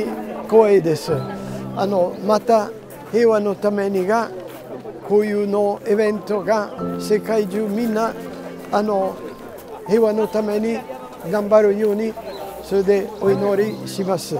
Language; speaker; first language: Japanese; non-native, learner; Italian